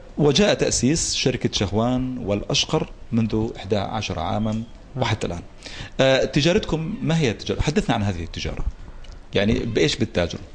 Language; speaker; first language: Arabic; native; Arabic